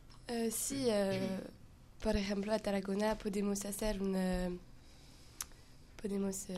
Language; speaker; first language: Spanish; non-native, learner; French